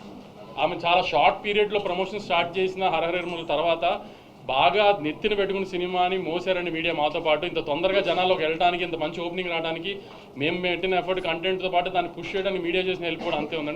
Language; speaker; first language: Telugu; native; Telugu